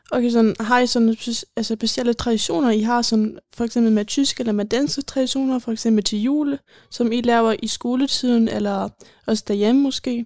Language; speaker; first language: Danish; early bilingual, heritage; German